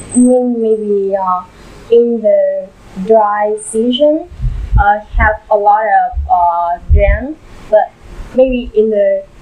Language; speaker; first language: English; non-native, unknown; Vietnamese